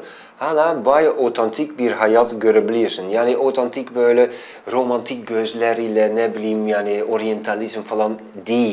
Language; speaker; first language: Turkish; non-native, fluent; Dutch